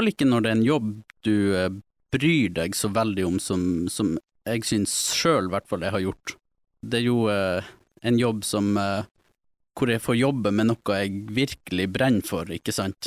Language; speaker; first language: Norwegian; native; Norwegian